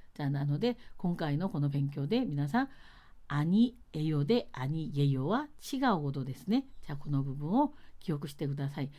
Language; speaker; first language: Japanese; non-native, fluent; Korean